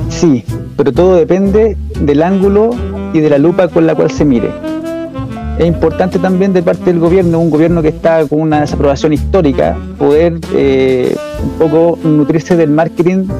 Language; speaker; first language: Spanish; native; Spanish